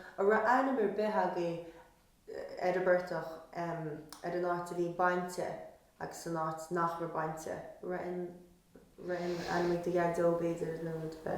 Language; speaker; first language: Irish; native; Irish